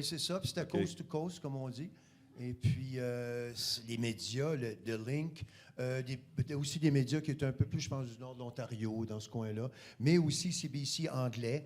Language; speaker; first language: French; native; French